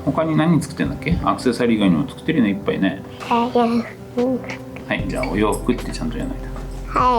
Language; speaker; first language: Japanese; native; Japanese